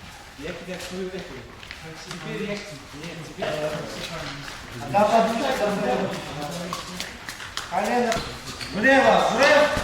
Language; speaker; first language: Russian; native; Russian